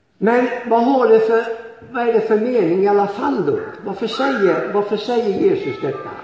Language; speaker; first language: Swedish; native; Swedish